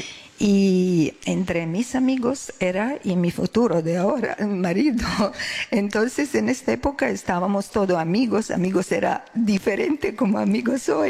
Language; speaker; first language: Spanish; non-native, learner; Serbian